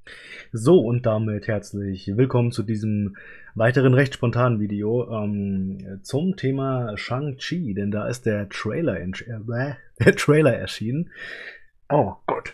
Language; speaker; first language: German; native; German